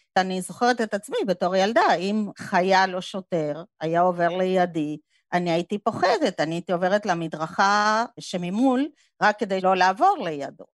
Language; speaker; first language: Hebrew; non-native, fluent; Spanish